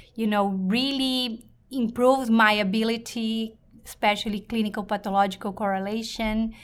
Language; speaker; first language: English; non-native, fluent; Portuguese